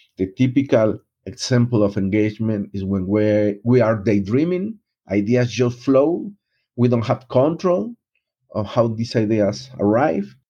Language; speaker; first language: English; non-native, fluent; Spanish